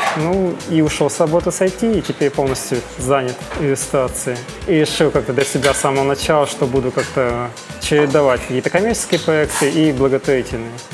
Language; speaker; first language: Russian; native; Russian